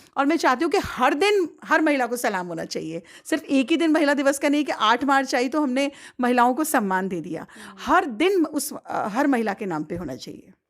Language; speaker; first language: Hindi; native; Hindi